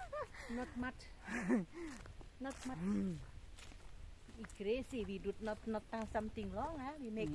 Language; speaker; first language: English; non-native, learner; Dutch